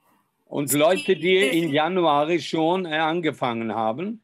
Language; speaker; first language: German; non-native, fluent; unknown